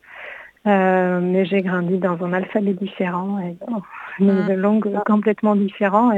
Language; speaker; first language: French; non-native, fluent; Hebrew